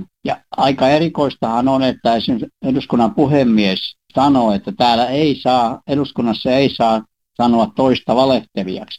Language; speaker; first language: Finnish; native; Finnish